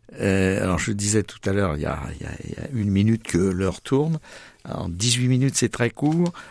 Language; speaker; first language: French; native; French